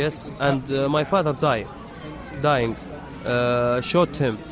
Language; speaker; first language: English; non-native, learner; Arabic